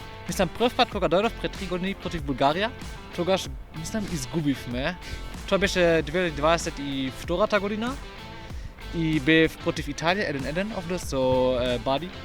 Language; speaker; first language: Macedonian; non-native, learner; German